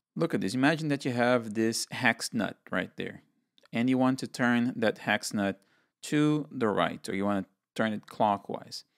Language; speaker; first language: English; non-native, fluent; Portuguese